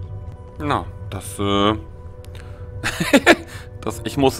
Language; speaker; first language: German; native; German